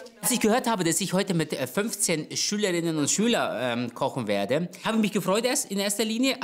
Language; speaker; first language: German; early bilingual, other home language; Turkish